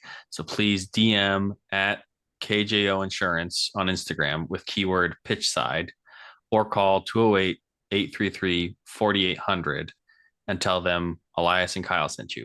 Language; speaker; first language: English; native; English